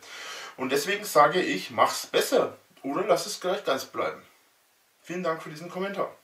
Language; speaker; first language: German; native; German